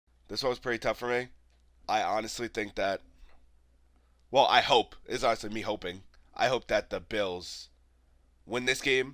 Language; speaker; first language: English; native; English